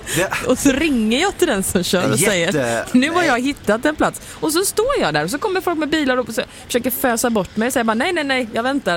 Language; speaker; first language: Swedish; native; Swedish